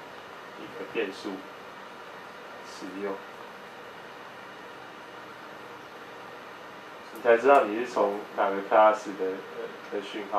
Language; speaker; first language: Chinese; native; Chinese